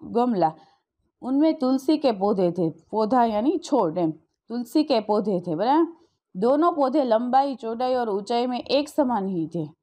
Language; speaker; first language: Hindi; non-native, local second language; Gujarati